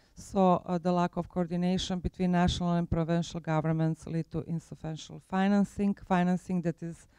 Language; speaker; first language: English; non-native, fluent; Croatian